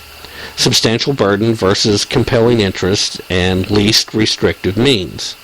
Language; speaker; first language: English; native; English